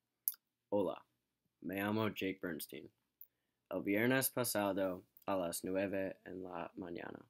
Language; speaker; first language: Spanish; non-native, learner; English